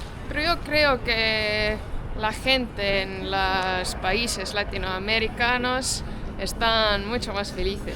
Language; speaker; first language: Spanish; non-native, fluent; Estonian